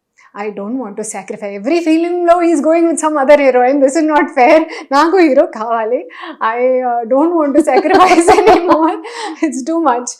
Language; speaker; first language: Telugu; non-native, local second language; Hindi